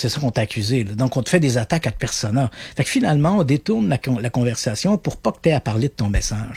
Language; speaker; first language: French; native; French